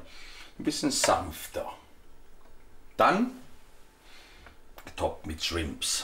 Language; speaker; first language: German; non-native, fluent; Swedish